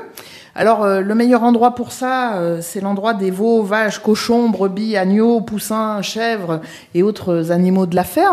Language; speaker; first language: French; native; French